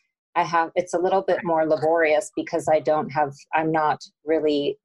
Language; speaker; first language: English; native; English